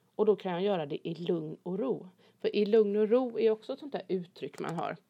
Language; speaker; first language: Swedish; native; Swedish